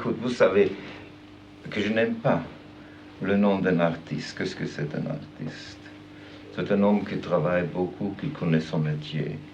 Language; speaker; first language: French; non-native, fluent; German